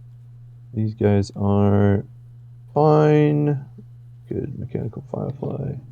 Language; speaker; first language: English; native; English